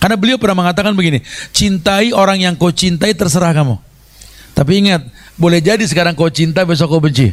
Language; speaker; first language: Indonesian; native; Indonesian